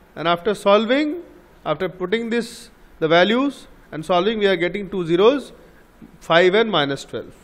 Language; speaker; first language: English; non-native, local second language; Bangla